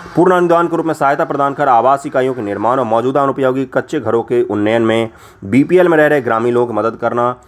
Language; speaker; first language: Hindi; non-native, local second language; Maithili